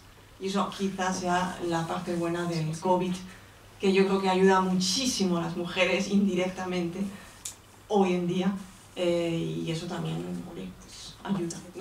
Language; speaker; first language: Spanish; native; Spanish